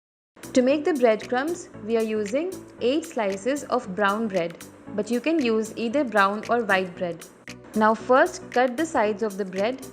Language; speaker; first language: English; non-native, local second language; Hindi